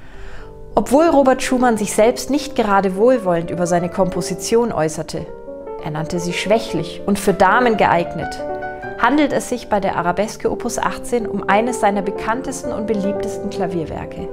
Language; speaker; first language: German; native; German